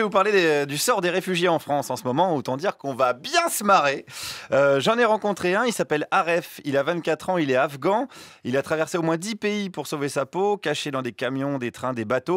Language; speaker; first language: French; native; French